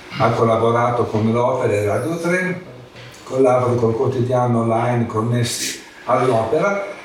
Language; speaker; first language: Italian; native; Italian